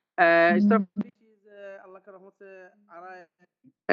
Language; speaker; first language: Hindi; non-native, learner; Bangla